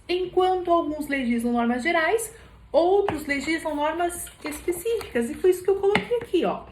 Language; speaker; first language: Portuguese; native; Portuguese